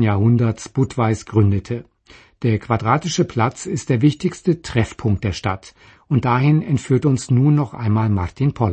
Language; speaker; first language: German; native; German